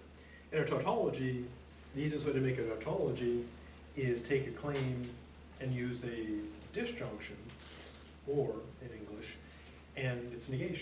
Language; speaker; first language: English; native; English